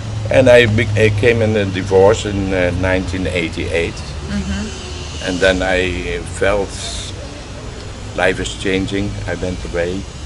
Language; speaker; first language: English; non-native, fluent; Dutch